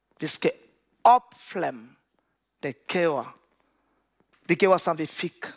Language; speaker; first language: Danish; non-native, learner; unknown